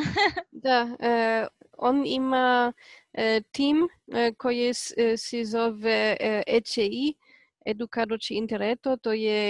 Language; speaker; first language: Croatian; non-native, learner; Polish